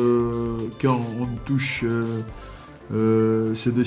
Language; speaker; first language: French; non-native, fluent; Russian